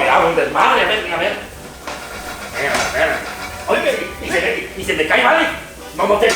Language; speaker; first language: Spanish; native; Spanish